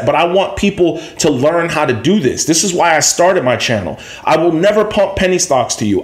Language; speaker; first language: English; native; English